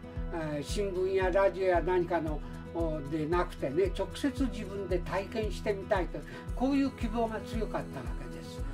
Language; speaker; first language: Japanese; native; Japanese